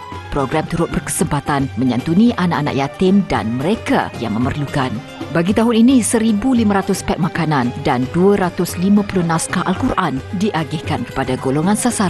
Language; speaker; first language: Malay; native; Malay